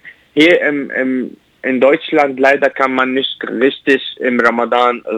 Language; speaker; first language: German; non-native, learner; Arabic